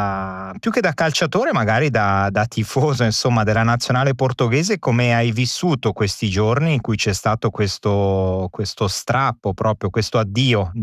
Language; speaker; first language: Italian; native; Italian